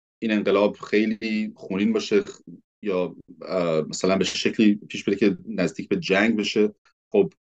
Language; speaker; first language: Persian; early bilingual, heritage; Persian